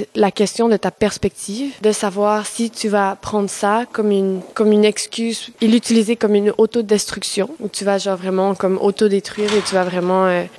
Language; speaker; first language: French; non-native, fluent; Spanish